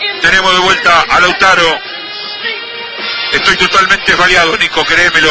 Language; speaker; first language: Spanish; native; Spanish